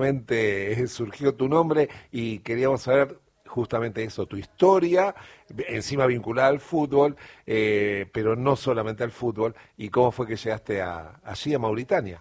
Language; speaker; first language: Spanish; native; Spanish